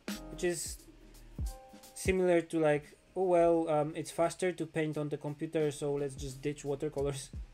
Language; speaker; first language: English; non-native, fluent; Polish